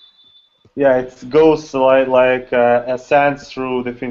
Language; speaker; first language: English; non-native, learner; Russian